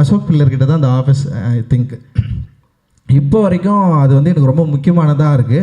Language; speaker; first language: Tamil; native; Tamil